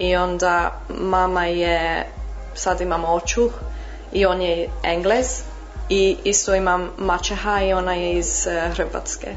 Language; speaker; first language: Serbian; early bilingual, heritage; English